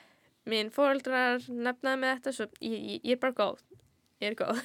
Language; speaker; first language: Icelandic; early bilingual, heritage; Icelandic